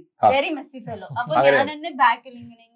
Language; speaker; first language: Malayalam; non-native, learner; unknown